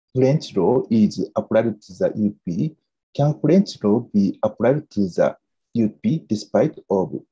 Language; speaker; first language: English; non-native, fluent; Japanese